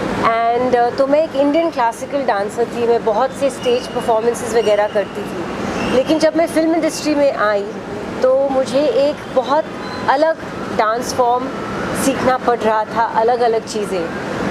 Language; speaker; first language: Hindi; native; Hindi